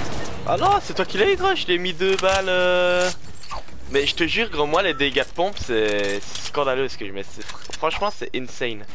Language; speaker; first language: French; native; French